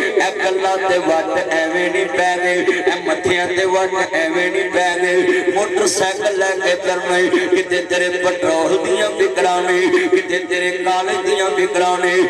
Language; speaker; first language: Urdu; non-native, local second language; Punjabi